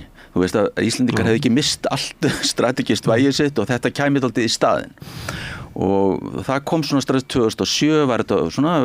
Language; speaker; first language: Icelandic; native; Icelandic